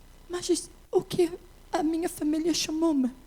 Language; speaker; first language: Portuguese; early bilingual, heritage; English